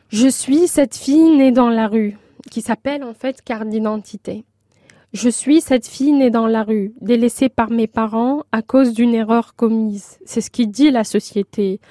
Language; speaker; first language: French; non-native, local second language; Arabic